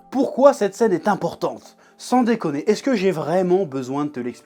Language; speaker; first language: French; native; French